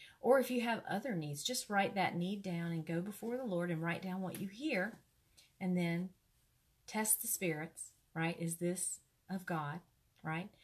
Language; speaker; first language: English; native; English